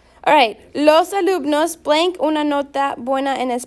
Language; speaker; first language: Spanish; non-native, fluent; English